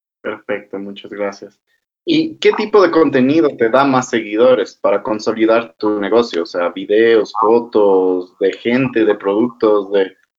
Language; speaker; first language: Spanish; native; Spanish